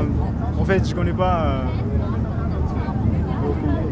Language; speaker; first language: French; non-native, learner; Japanese